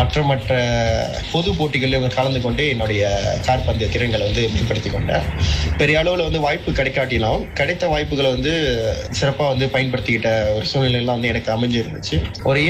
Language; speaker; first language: Tamil; early bilingual, heritage; Tamil